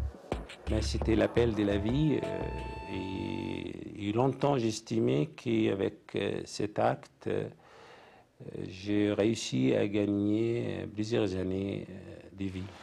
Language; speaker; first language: French; non-native, fluent; Arabic